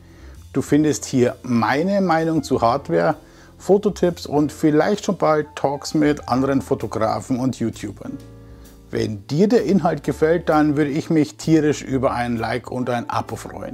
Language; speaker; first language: German; native; German